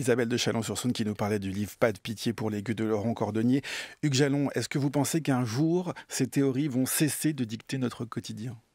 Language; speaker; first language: French; native; French